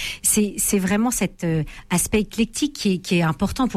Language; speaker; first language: French; native; French